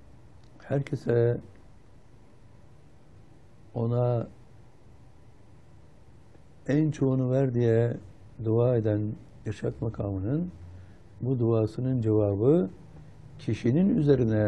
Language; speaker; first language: Turkish; native; Turkish